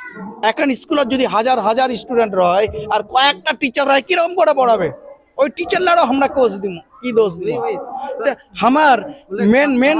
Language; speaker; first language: Bangla; non-native, local second language; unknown